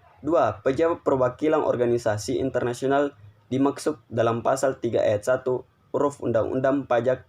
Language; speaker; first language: Indonesian; native; Indonesian